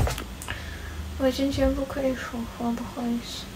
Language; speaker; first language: Chinese; non-native, learner; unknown